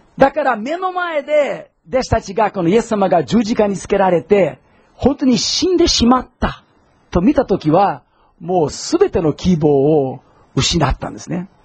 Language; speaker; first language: Japanese; non-native, fluent; English